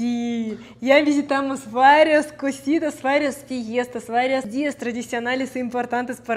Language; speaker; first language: Spanish; non-native, fluent; Russian